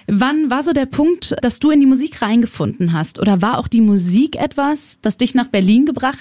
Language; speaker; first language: German; native; German